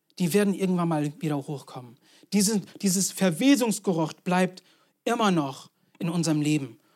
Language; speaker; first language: German; non-native, fluent; English